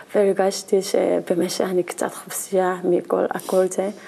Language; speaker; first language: Hebrew; non-native, learner; Korean